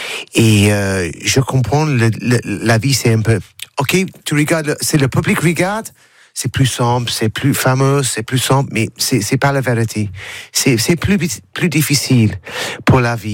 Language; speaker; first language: French; non-native, learner; English